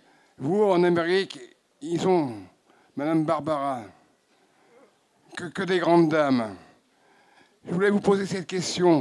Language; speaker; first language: French; native; French